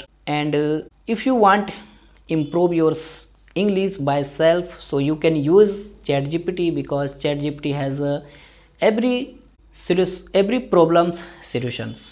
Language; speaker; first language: English; non-native, learner; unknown